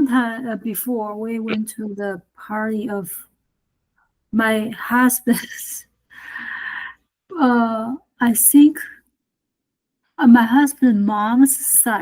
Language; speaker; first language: English; non-native, learner; Chinese